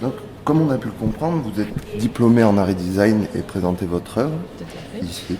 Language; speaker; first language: French; native; French